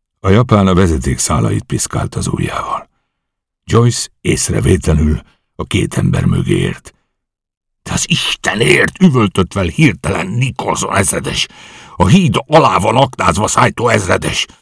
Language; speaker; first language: Hungarian; native; Hungarian